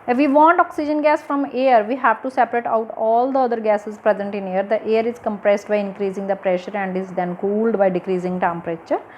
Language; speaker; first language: English; non-native, local second language; Punjabi